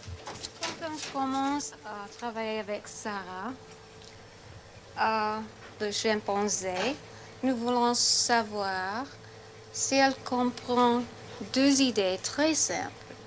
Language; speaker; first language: French; non-native, learner; English